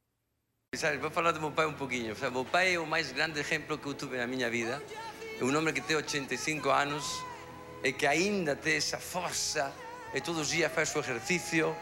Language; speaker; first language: Portuguese; non-native, learner; Spanish